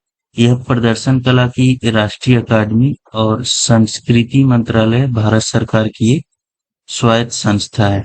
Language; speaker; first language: Hindi; native; Hindi